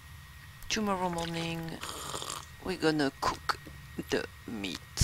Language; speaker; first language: English; non-native, learner; French